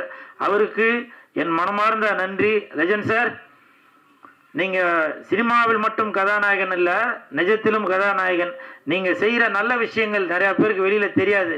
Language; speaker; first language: Tamil; native; Tamil